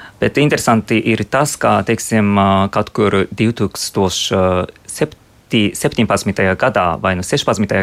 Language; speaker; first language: Latvian; non-native, fluent; Japanese